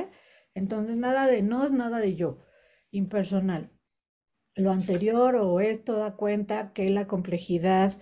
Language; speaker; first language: Spanish; native; Spanish